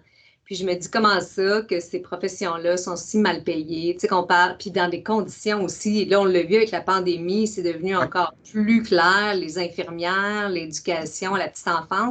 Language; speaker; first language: French; native; French